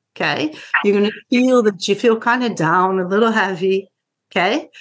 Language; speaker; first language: English; non-native, fluent; Dutch